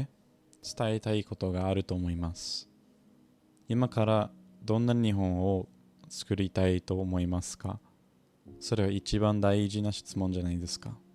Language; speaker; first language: Japanese; non-native, fluent; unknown